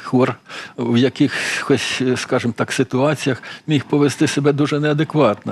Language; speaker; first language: Ukrainian; native; Ukrainian